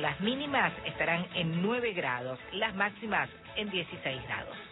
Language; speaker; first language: Spanish; native; Spanish